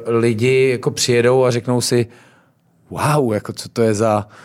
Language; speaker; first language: Czech; native; Czech